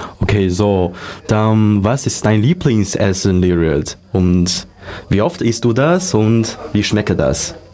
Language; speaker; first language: German; non-native, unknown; Chinese